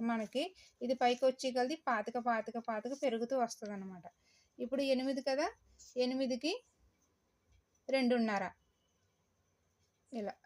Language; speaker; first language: Telugu; native; Telugu